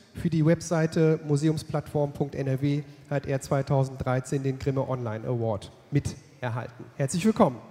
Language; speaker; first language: German; native; German